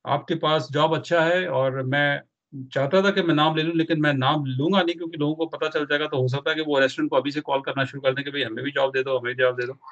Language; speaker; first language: Hindi; non-native, local second language; Punjabi